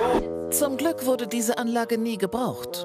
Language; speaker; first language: German; native; German